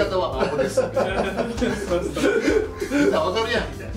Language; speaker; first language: Japanese; native; Japanese